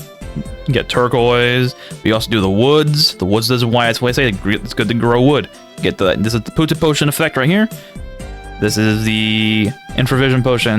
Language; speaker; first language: English; native; English